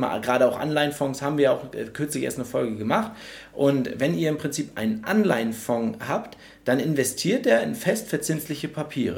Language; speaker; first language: German; native; German